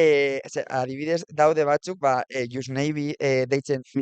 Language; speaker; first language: Basque; non-native, local second language; Spanish